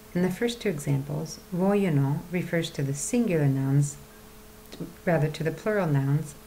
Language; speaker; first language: English; native; English